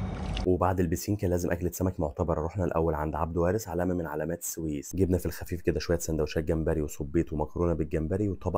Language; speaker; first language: Arabic; native; Arabic